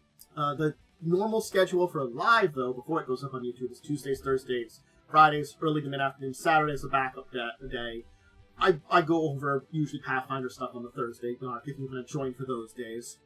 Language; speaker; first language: English; native; English